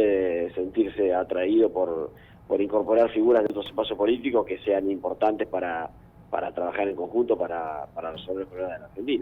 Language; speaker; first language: Spanish; native; Spanish